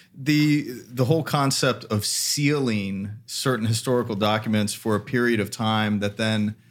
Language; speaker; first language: English; native; English